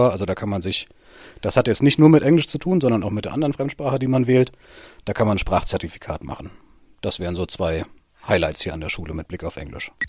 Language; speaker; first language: German; native; German